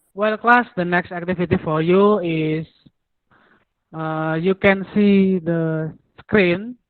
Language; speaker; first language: English; non-native, fluent; Indonesian